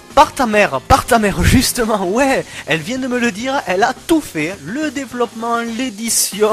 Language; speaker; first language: French; native; French